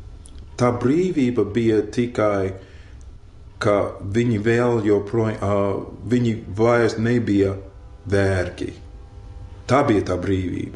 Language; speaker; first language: Latvian; non-native, fluent; English